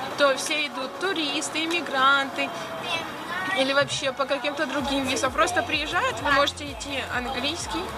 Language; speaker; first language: Russian; native; Russian